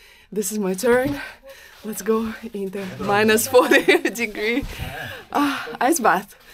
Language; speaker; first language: English; non-native, fluent; Russian